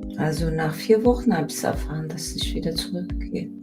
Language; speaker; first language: German; early bilingual, other home language; Turkish